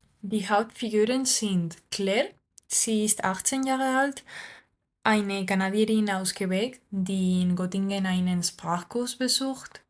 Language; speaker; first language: German; non-native, learner; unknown